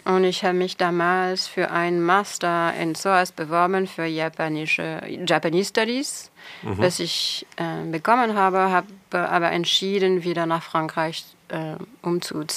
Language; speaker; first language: German; non-native, fluent; French